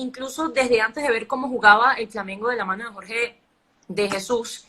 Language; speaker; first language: Spanish; native; Spanish